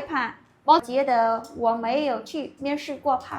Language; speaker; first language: Chinese; non-native, learner; Khmer